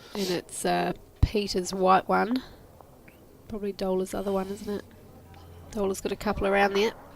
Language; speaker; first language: English; native; English